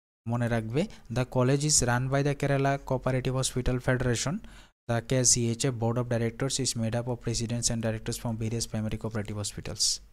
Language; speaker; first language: English; non-native, local second language; Bangla